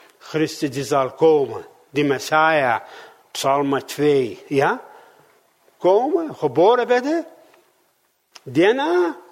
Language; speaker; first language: Dutch; non-native, fluent; Arabic